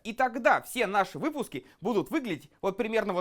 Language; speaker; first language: Russian; native; Russian